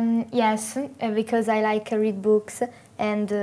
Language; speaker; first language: English; non-native, learner; Italian